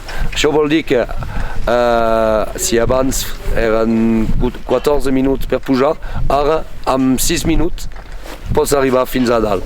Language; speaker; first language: Catalan; non-native, fluent; French